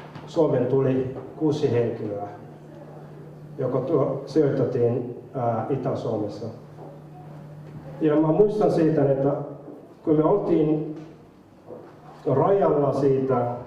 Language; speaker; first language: Finnish; non-native, fluent; Somali